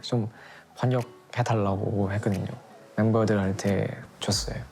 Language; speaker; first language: Korean; non-native, fluent; Thai